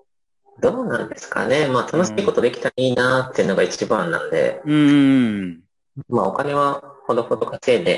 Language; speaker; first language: Japanese; native; Japanese